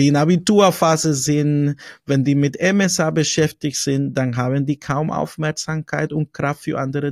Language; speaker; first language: German; non-native, fluent; Spanish